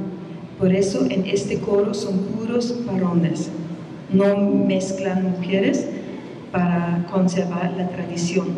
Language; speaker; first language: Spanish; non-native, fluent; German